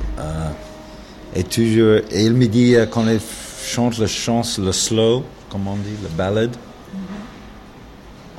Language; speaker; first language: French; non-native, learner; English